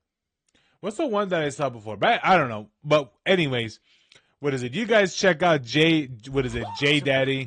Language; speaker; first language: English; native; English